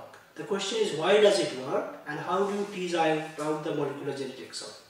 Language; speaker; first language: English; non-native, local second language; Bangla